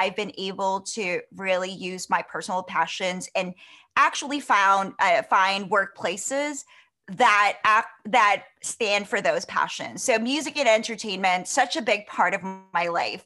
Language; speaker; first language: English; non-native, local second language; Filipino